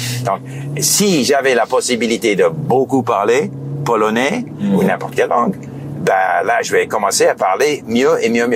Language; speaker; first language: French; non-native, fluent; English